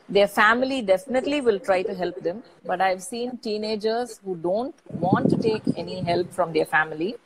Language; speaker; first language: English; non-native, local second language; Tamil